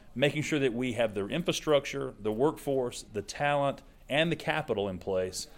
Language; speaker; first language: English; native; English